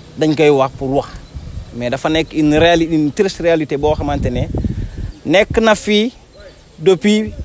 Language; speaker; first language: Wolof; non-native, local second language; Jola-Fonyi